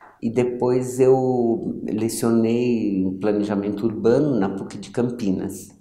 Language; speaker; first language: Portuguese; early bilingual, other home language; Yiddish